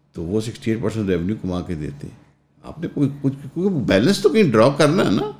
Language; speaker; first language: Urdu; non-native, local second language; Punjabi